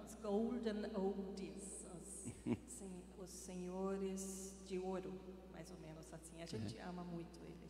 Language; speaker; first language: Portuguese; non-native, fluent; German